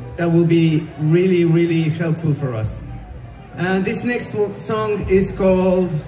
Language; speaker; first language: English; non-native, fluent; Spanish